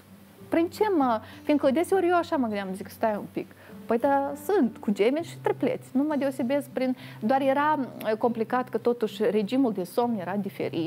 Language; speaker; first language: Romanian; native; Romanian